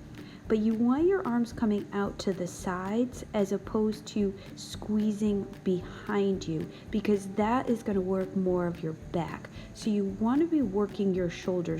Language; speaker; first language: English; native; English